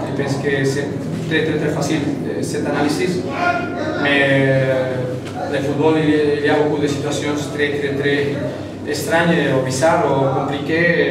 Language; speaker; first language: French; non-native, fluent; Spanish